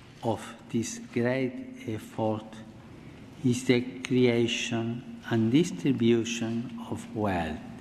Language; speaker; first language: English; non-native, learner; Spanish